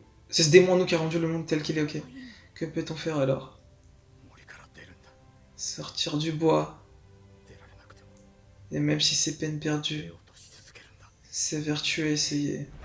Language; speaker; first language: French; native; French